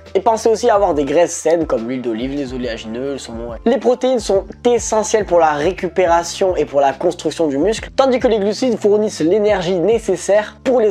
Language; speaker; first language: French; native; French